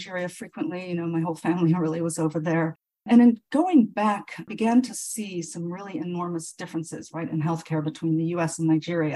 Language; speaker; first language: English; native; English